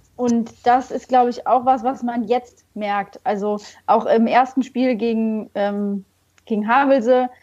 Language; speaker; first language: German; native; German